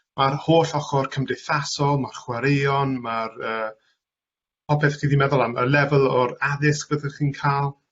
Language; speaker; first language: Welsh; non-native, local second language; English